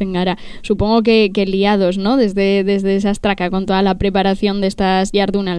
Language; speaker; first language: Spanish; native; Spanish